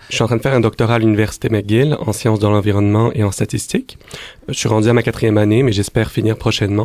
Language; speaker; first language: French; native; French